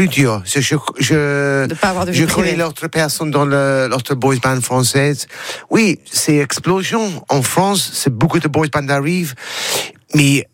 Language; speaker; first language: French; non-native, learner; English